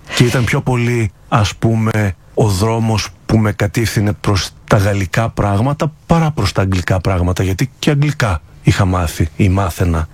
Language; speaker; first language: Greek; native; Greek